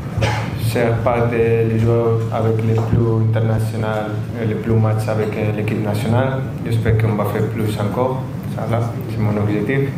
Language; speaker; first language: French; non-native, fluent; Spanish